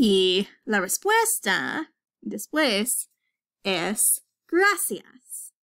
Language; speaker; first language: Spanish; non-native, fluent; English